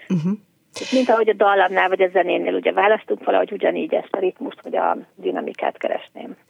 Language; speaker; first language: Hungarian; native; Hungarian